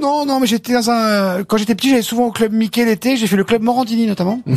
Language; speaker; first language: French; native; French